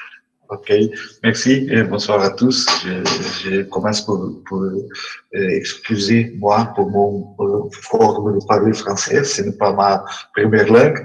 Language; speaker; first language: French; non-native, learner; Portuguese